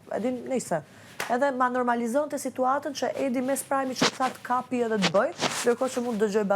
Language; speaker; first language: Albanian; native; Albanian